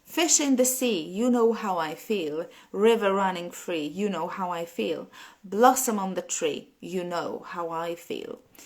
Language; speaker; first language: English; non-native, fluent; Polish